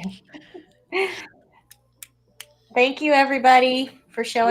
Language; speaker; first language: English; native; English